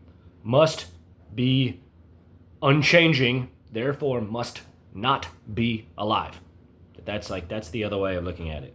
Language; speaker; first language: English; native; English